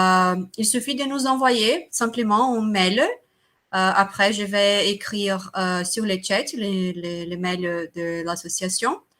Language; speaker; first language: French; non-native, fluent; Portuguese